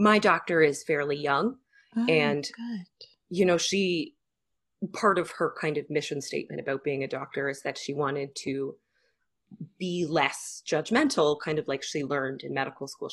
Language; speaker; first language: English; native; English